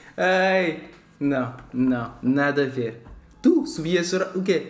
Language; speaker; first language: Portuguese; non-native, local second language; Kabuverdianu